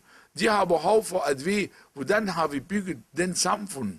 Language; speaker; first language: Danish; non-native, local second language; Arabic